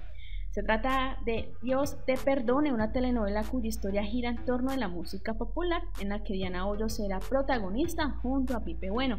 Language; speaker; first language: Spanish; native; Spanish